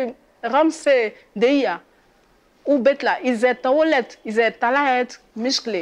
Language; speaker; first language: Arabic; non-native, learner; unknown